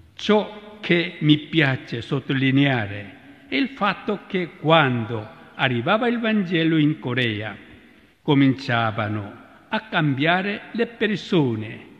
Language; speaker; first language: Italian; non-native, fluent; Korean